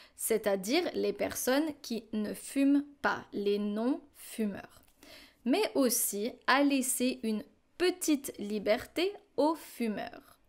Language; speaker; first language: French; native; French